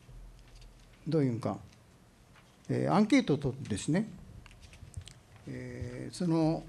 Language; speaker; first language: Japanese; native; Japanese